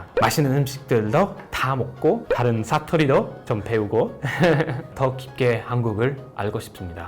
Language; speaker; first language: Korean; non-native, fluent; English